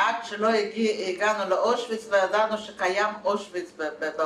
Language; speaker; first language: Hebrew; non-native, fluent; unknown